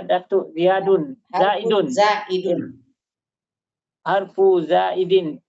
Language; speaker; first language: Arabic; non-native, learner; Indonesian